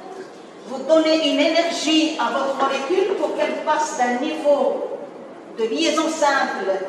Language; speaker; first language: French; non-native, local second language; Arabic